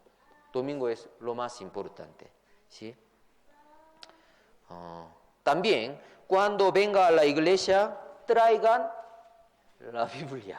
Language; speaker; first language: Spanish; non-native, fluent; Korean